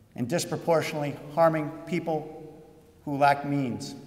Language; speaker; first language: English; native; English